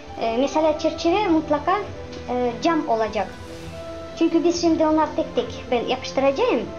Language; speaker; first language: Turkish; non-native, learner; Russian